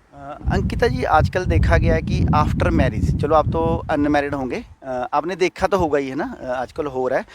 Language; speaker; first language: Hindi; non-native, local second language; Punjabi